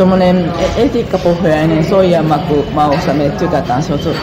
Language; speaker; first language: Finnish; non-native, fluent; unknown